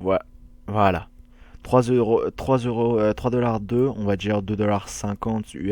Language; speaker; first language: French; native; French